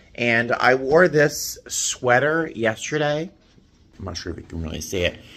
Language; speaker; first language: English; native; English